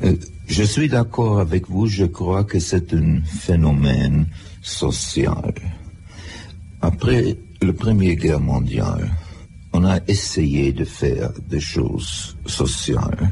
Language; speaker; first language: French; non-native, fluent; German